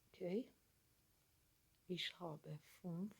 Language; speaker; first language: German; non-native, learner; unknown